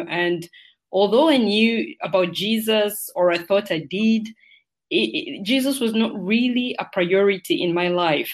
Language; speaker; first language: English; non-native, local second language; Ganda